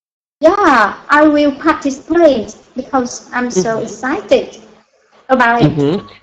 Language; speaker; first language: English; non-native, learner; Vietnamese